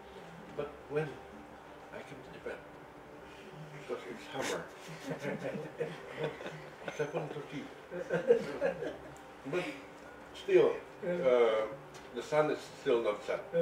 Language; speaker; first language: English; non-native, fluent; Indonesian